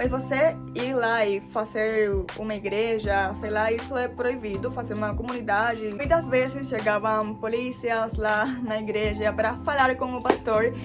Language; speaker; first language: Portuguese; non-native, fluent; Spanish